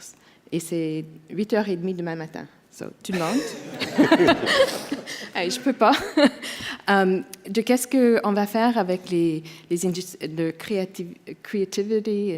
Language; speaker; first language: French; non-native, local second language; English